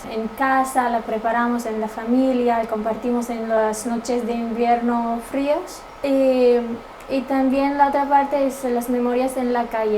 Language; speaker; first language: Spanish; non-native, fluent; Arabic